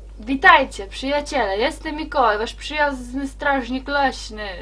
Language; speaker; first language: Polish; native; Polish